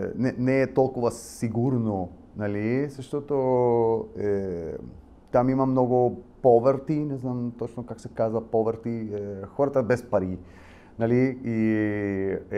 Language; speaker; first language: Bulgarian; non-native, learner; Spanish